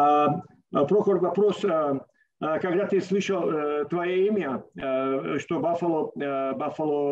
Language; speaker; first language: Russian; early bilingual, heritage; Russian